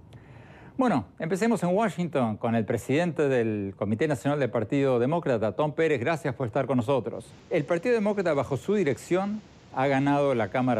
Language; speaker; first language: Spanish; native; Spanish